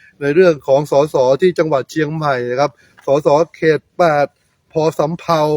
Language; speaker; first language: Thai; native; Thai